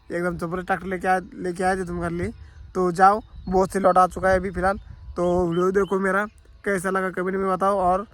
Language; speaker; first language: Hindi; non-native, local second language; Marathi